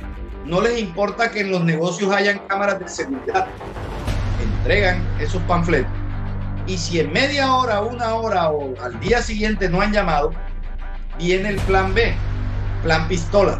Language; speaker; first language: Spanish; native; Spanish